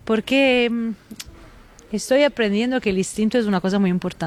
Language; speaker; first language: Spanish; non-native, fluent; Italian